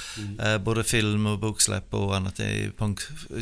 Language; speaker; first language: Swedish; non-native, fluent; English